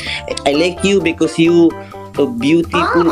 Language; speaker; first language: English; non-native, learner; Indonesian